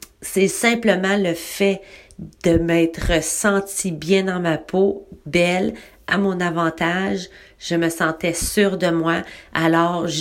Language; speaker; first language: French; native; French